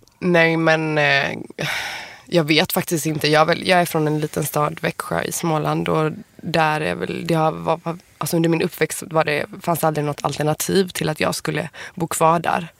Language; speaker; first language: Swedish; native; Swedish